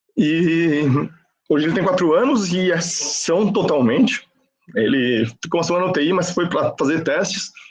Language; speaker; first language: Portuguese; non-native, fluent; Spanish